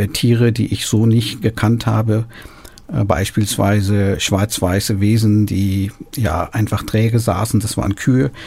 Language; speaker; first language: German; early bilingual, other home language; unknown